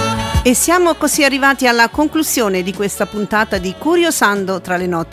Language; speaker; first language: Italian; native; Italian